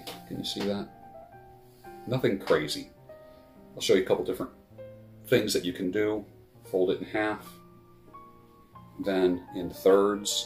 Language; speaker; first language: English; native; English